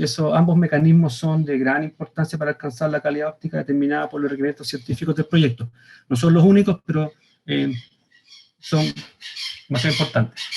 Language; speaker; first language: Spanish; native; Spanish